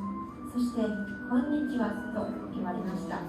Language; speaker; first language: Japanese; non-native, learner; Chinese